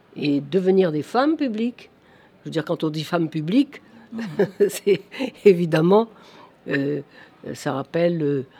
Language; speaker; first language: French; native; French